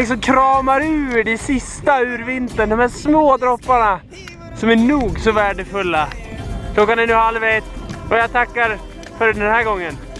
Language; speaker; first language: Swedish; native; Swedish